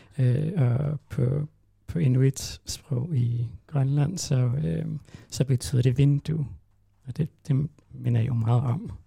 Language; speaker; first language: Danish; non-native, local second language; Kalaallisut